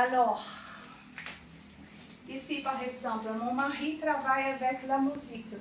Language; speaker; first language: French; non-native, learner; Portuguese